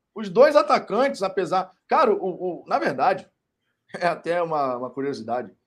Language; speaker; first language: Portuguese; native; Portuguese